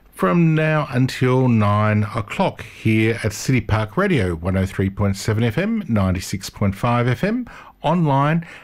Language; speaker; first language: English; early bilingual, other home language; Italian